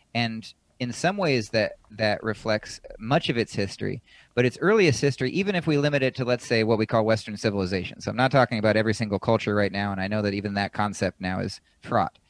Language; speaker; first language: English; native; English